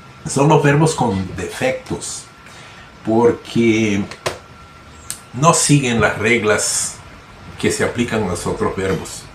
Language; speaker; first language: Spanish; non-native, fluent; Portuguese